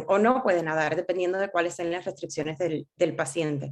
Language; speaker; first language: Spanish; native; Spanish